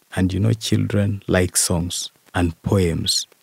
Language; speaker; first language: English; non-native, local second language; Kalenjin